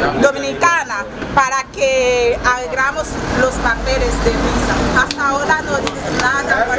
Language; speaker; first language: Spanish; non-native, fluent; Haitian Creole